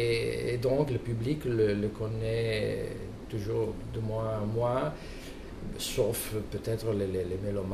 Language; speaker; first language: French; non-native, fluent; Italian